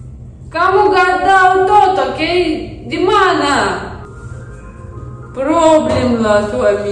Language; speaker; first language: Indonesian; non-native, learner; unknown